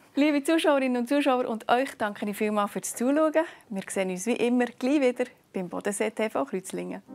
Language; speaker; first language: German; native; German